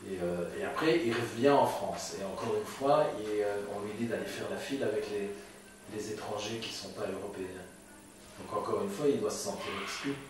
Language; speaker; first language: French; native; French